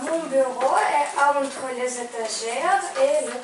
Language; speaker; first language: French; non-native, learner; Ukrainian